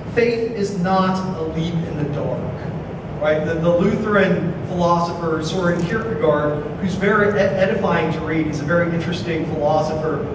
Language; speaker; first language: English; native; English